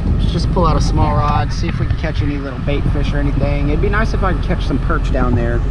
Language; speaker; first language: English; native; English